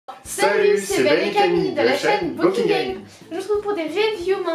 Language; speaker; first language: French; native; French